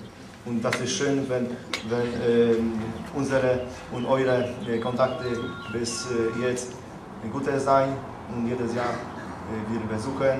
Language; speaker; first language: German; non-native, learner; Polish